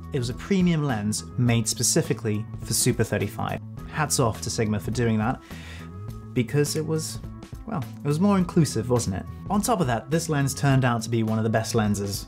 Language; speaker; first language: English; native; English